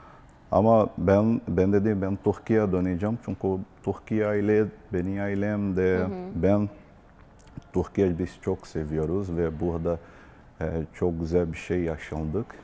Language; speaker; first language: Turkish; non-native, learner; Portuguese